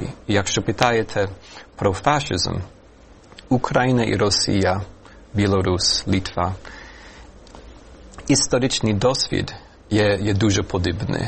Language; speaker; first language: Ukrainian; non-native, fluent; English